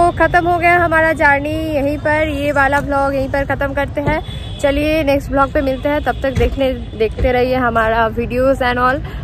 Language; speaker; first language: Hindi; non-native, local second language; Bangla